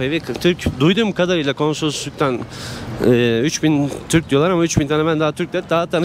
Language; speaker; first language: Turkish; native; Turkish